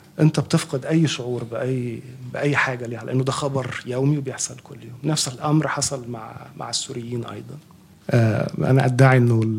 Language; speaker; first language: Arabic; native; Arabic